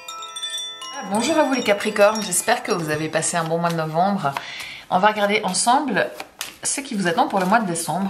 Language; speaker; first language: French; native; French